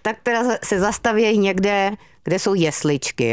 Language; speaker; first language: Czech; native; Czech